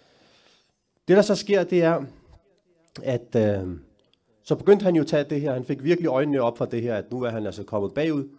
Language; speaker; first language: Danish; early bilingual, other home language; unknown